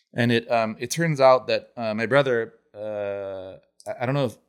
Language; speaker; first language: English; non-native, fluent; Italian